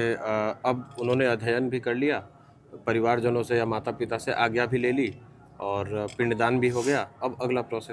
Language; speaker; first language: Hindi; native; Hindi